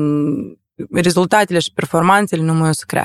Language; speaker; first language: Romanian; non-native, local second language; Russian